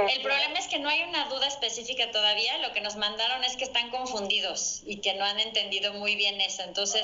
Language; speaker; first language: Spanish; native; Spanish